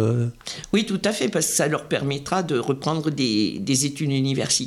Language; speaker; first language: French; native; French